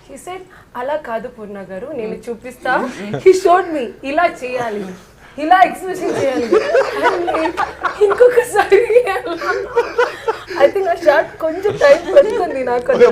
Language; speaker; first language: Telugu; non-native, learner; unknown